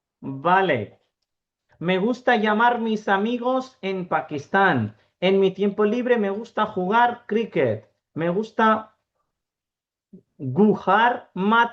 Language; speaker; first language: Spanish; non-native, fluent; Urdu